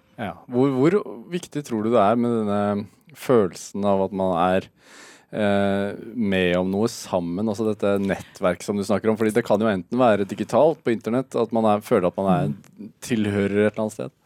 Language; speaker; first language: Norwegian; native; Norwegian